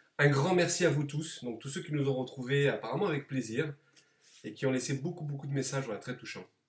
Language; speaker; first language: French; native; French